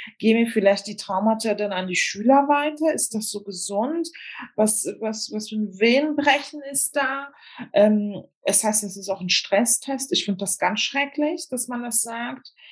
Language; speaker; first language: German; early bilingual, other home language; Turkish